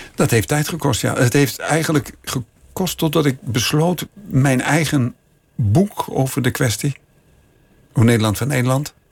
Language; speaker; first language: Dutch; native; Dutch